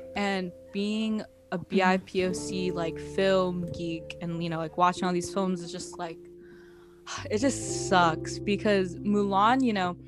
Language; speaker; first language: English; early bilingual, other home language; Filipino